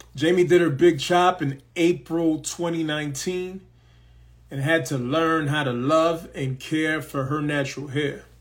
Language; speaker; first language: English; early bilingual, other home language; Spanish